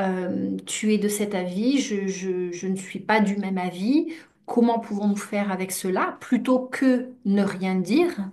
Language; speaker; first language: French; native; French